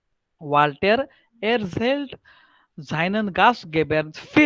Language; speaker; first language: German; non-native, fluent; Marathi